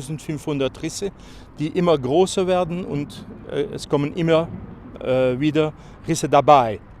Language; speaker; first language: German; non-native, fluent; French